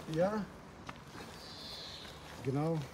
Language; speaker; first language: German; non-native, learner; Chechen